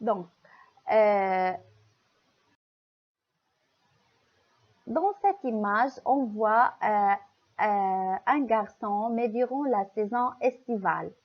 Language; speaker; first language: French; non-native, local second language; Arabic